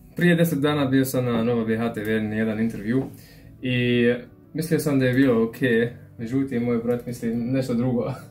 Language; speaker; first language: Bosnian; non-native, fluent; Arabic